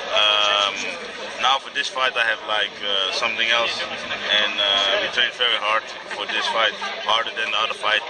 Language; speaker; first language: English; non-native, fluent; Dutch